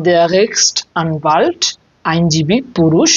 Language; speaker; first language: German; non-native, fluent; Bangla